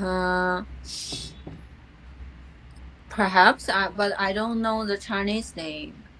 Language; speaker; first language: English; non-native, fluent; Chinese